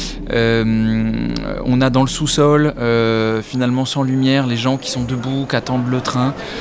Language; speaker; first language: French; native; French